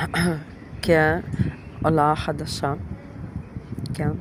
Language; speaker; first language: Hebrew; non-native, learner; Ukrainian